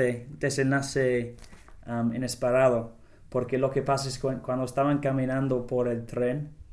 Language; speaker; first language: Spanish; non-native, learner; English